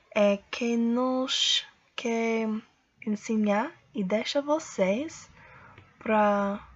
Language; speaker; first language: Portuguese; non-native, learner; English